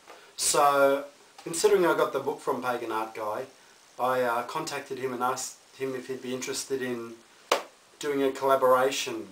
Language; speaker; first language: English; native; English